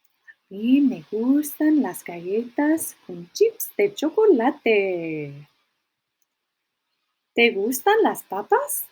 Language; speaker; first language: Spanish; non-native, fluent; English